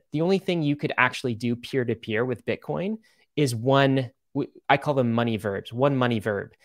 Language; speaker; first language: English; native; English